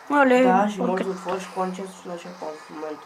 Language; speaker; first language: Bulgarian; native; Bulgarian